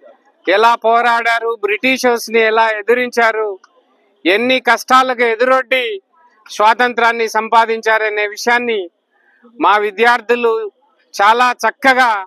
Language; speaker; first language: Telugu; native; Telugu